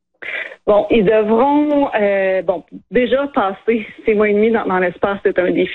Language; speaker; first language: French; native; French